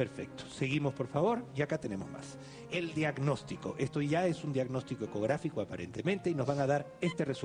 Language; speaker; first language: Spanish; native; Spanish